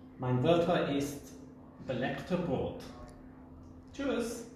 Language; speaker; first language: German; non-native, learner; English